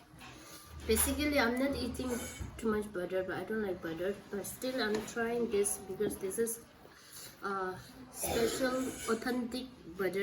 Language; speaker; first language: English; non-native, learner; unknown